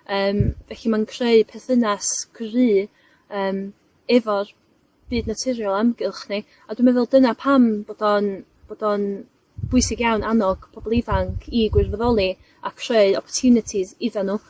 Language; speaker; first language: Welsh; native; Welsh